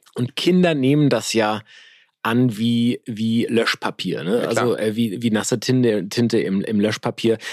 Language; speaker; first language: German; native; German